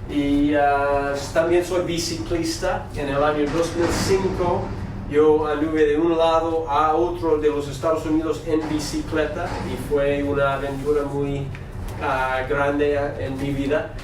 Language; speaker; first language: Spanish; non-native, fluent; English